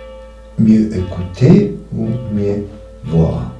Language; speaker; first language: French; non-native, learner; German